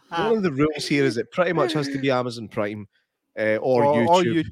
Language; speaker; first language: English; native; English